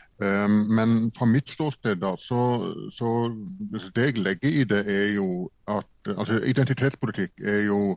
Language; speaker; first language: Norwegian; native; Norwegian